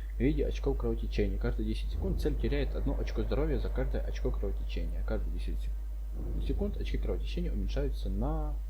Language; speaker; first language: Russian; non-native, local second language; Ukrainian